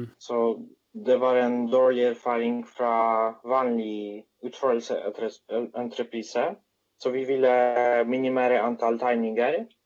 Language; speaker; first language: Swedish; non-native, fluent; Polish